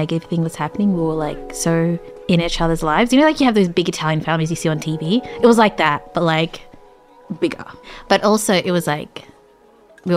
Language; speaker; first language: English; native; English